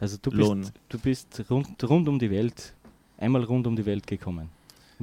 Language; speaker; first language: German; native; German